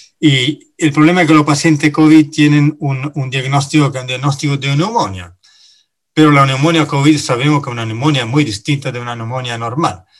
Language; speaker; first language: Spanish; non-native, fluent; Italian